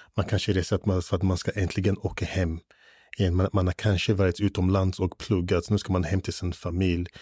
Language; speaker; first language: Swedish; non-native, fluent; English